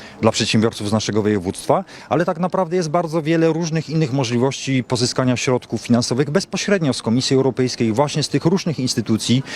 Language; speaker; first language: Polish; native; Polish